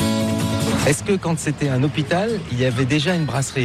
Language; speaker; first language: French; native; French